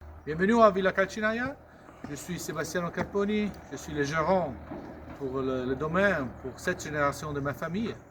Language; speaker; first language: French; non-native, fluent; Italian